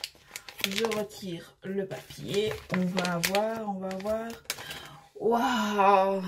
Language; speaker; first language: French; native; French